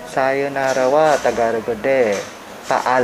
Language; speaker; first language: Japanese; non-native, learner; Hiligaynon